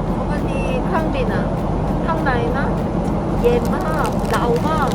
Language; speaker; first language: Thai; non-native, fluent; Korean